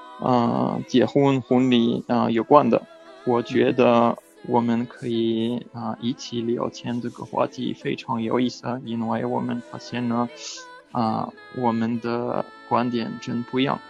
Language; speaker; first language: Chinese; non-native, learner; French